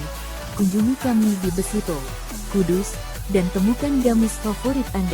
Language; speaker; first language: Indonesian; native; Indonesian